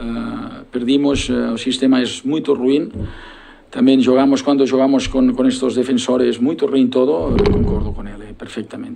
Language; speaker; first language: Portuguese; non-native, learner; Spanish